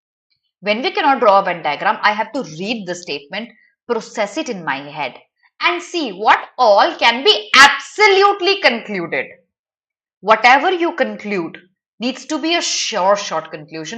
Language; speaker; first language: English; non-native, local second language; Hindi